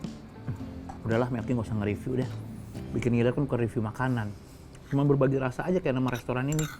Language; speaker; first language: Indonesian; native; Indonesian